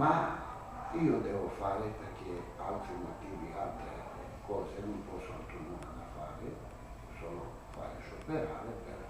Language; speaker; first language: Italian; non-native, learner; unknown